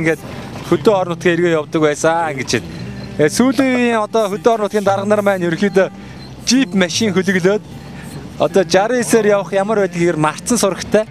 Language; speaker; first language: Mongolian; native; Mongolian